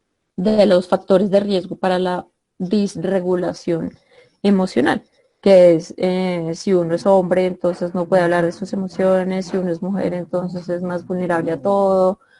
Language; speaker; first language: Spanish; native; Spanish